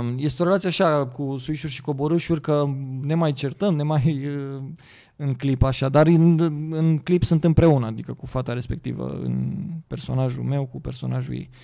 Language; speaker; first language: Romanian; native; Romanian